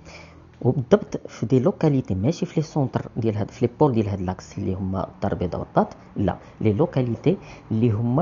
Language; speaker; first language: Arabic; native; Arabic